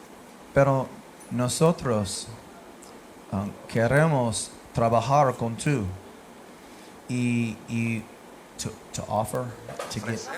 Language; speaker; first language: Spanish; non-native, learner; English